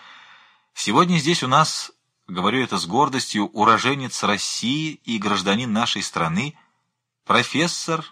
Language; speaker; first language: Russian; native; Russian